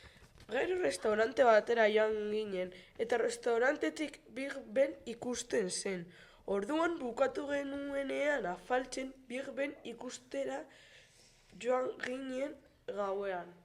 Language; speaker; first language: Basque; non-native, local second language; Spanish